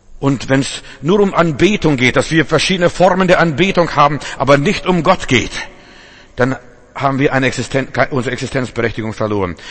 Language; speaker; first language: German; non-native, fluent; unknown